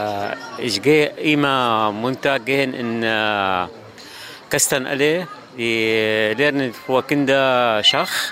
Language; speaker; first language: German; non-native, learner; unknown